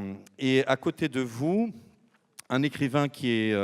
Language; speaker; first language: French; native; French